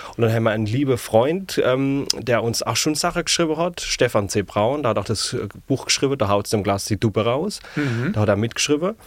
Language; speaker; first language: German; native; German